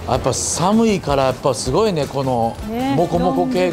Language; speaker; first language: Japanese; native; Japanese